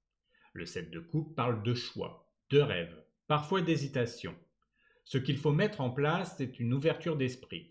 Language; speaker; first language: French; native; French